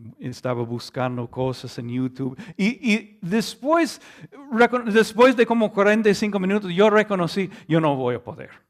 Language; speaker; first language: Spanish; non-native, fluent; English